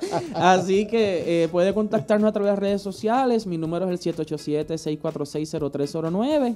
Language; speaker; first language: Spanish; native; Spanish